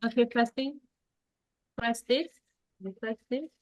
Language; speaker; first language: English; non-native, learner; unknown